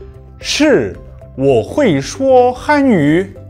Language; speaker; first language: Chinese; non-native, fluent; Kazakh